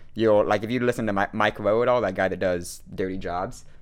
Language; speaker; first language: English; native; English